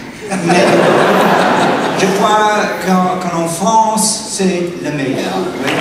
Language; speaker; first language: French; non-native, learner; English